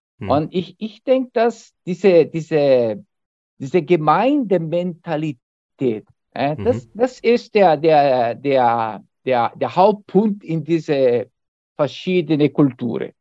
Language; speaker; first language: German; non-native, learner; Portuguese